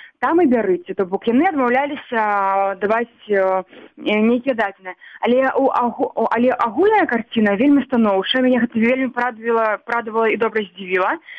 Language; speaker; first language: Belarusian; non-native, local second language; Russian